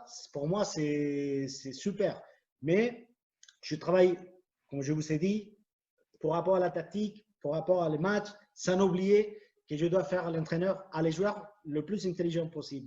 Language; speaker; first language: French; non-native, fluent; Spanish